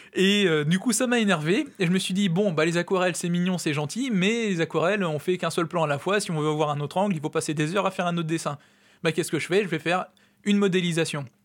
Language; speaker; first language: French; native; French